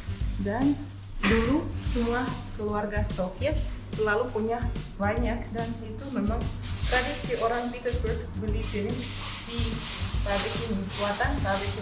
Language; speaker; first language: Indonesian; non-native, fluent; Russian